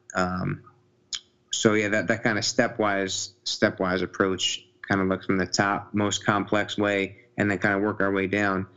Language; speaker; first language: English; native; English